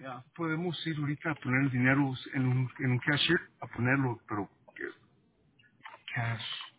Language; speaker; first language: Spanish; early bilingual, heritage; Spanish